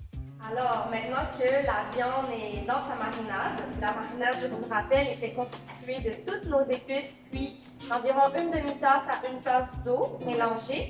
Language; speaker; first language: French; native; French